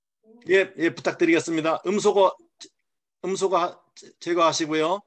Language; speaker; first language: Korean; native; Korean